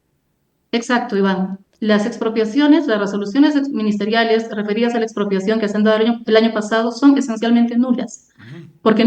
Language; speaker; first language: Spanish; native; Spanish